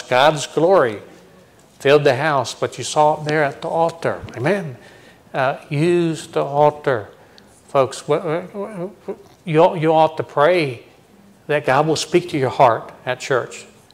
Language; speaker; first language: English; native; English